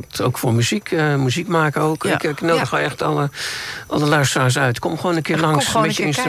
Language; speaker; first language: Dutch; native; Dutch